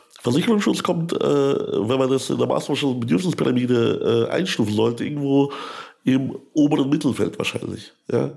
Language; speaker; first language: German; early bilingual, other home language; Russian